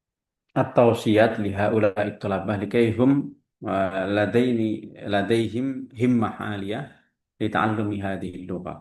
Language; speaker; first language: Arabic; non-native, fluent; Indonesian